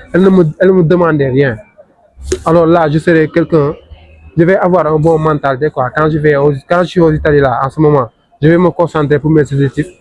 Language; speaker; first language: French; non-native, local second language; Wolof